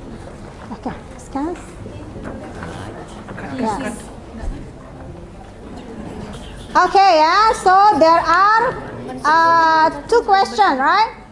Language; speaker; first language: English; non-native, fluent; Indonesian